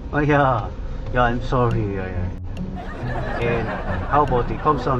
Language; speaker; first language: English; non-native, learner; Korean